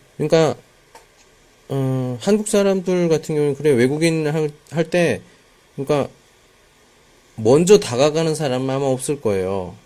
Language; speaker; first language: Korean; native; Korean